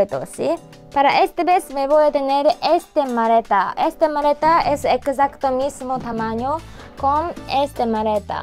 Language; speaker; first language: Spanish; non-native, learner; Japanese